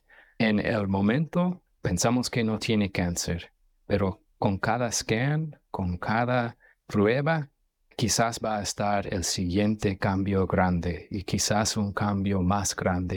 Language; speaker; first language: Spanish; non-native, fluent; English